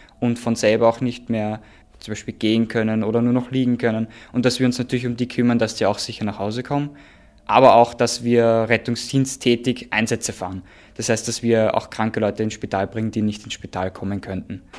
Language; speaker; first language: German; native; German